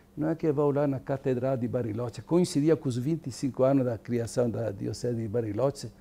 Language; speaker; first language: Portuguese; non-native, fluent; Italian